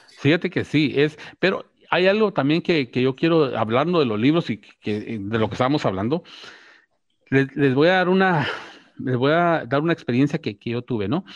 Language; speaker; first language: Spanish; native; Spanish